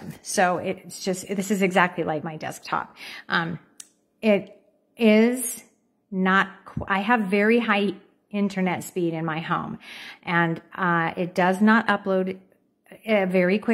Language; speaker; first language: English; native; English